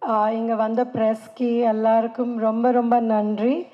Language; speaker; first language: Tamil; non-native, learner; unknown